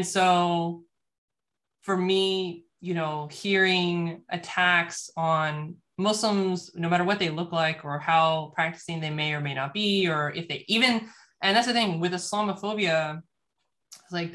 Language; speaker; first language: English; native; English